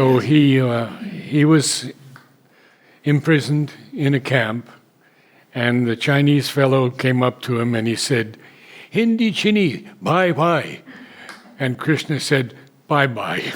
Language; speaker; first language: English; native; English